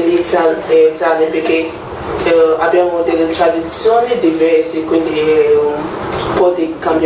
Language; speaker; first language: Italian; non-native, learner; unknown